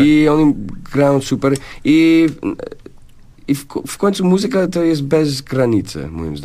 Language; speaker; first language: Polish; non-native, learner; English